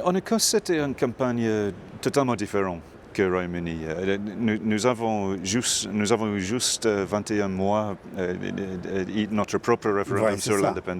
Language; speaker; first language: French; non-native, fluent; English